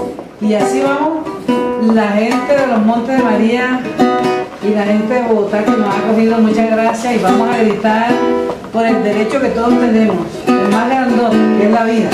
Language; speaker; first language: Spanish; native; Spanish